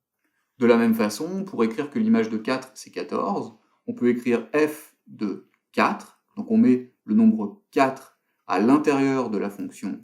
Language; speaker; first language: French; native; French